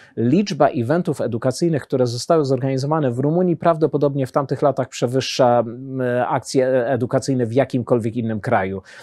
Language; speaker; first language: Polish; early bilingual, heritage; Polish